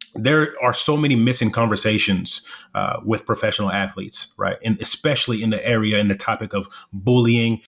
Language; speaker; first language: English; early bilingual, other home language; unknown